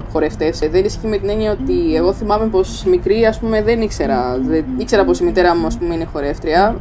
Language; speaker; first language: Greek; early bilingual, other home language; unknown